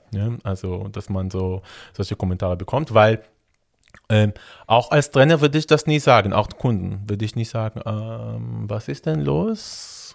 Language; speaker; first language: German; non-native, fluent; Hebrew